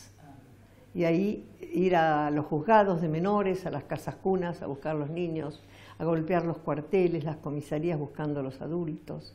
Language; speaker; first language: Spanish; native; Spanish